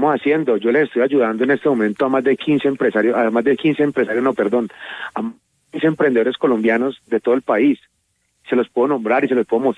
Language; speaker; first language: Spanish; native; Spanish